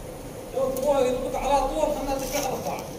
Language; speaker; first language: Arabic; native; Arabic